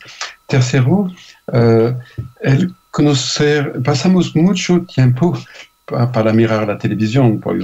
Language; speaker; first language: Spanish; non-native, fluent; French